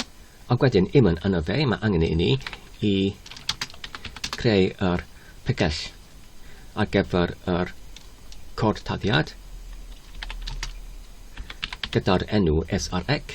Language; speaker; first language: Welsh; non-native, fluent; English